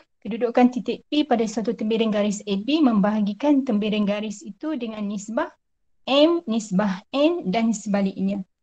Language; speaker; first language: Malay; native; Malay